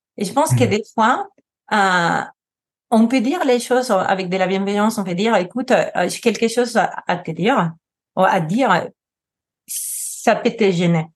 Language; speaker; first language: French; non-native, fluent; Spanish